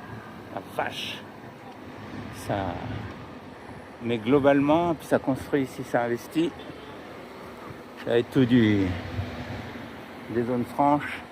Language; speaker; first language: French; native; French